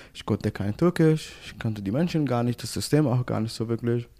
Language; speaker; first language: German; non-native, fluent; Arabic